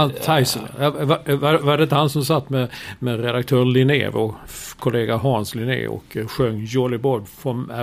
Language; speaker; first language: Swedish; native; Swedish